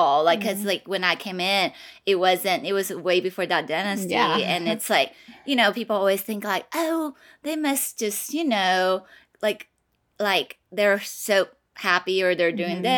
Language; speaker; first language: English; non-native, fluent; Chinese